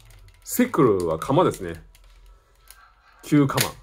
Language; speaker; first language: Japanese; native; Japanese